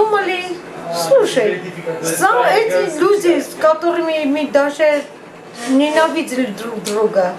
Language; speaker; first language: Russian; non-native, learner; Armenian